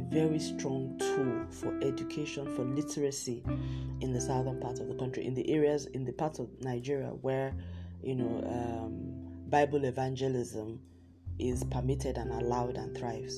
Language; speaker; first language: English; non-native, local second language; Yoruba